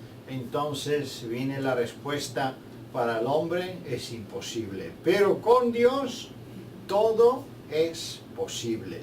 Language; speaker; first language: Spanish; non-native, fluent; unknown